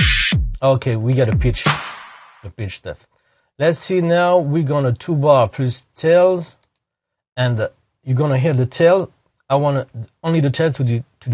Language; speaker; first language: English; non-native, fluent; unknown